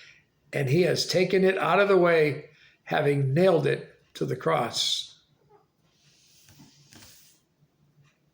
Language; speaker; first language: English; native; English